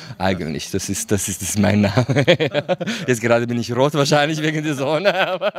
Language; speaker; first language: German; non-native, fluent; Kurdish